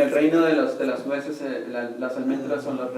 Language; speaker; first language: Spanish; native; Spanish